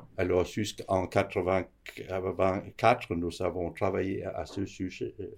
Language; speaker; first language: French; non-native, fluent; Danish